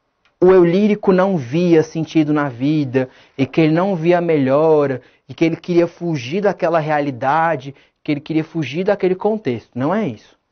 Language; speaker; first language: Portuguese; native; Portuguese